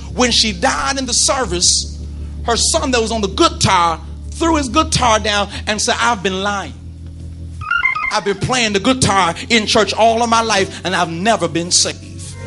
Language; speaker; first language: English; native; English